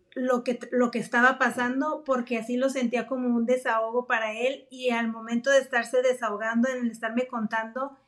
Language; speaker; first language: Spanish; native; Spanish